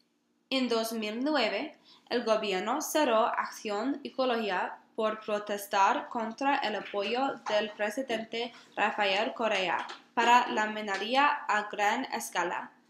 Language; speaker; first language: Spanish; non-native, learner; English